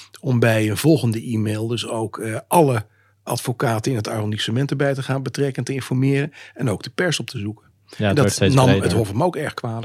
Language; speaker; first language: Dutch; native; Dutch